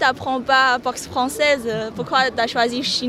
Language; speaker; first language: French; non-native, fluent; Chinese